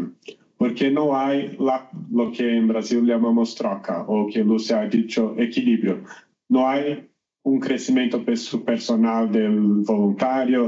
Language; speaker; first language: Spanish; non-native, learner; Portuguese